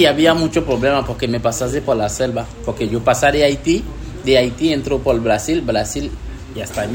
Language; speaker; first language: Spanish; non-native, learner; Haitian Creole